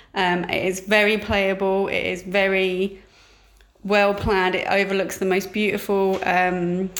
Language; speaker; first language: English; native; English